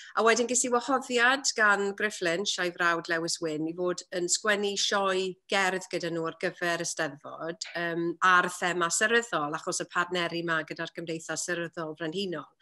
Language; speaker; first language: Welsh; native; Welsh